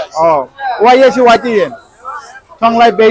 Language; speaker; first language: Chinese; non-native, learner; Bangla